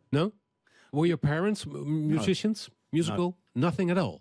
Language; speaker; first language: English; non-native, fluent; Dutch